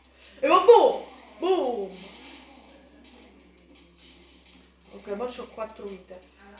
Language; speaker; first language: Italian; native; Italian